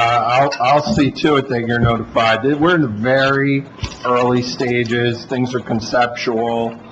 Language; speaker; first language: English; native; English